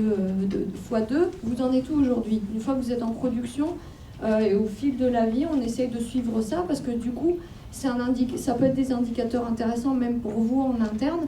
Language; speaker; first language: French; native; French